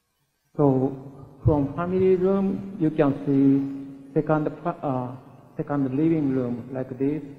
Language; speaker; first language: English; non-native, learner; Japanese